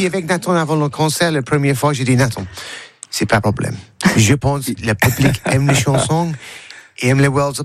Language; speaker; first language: French; non-native, fluent; English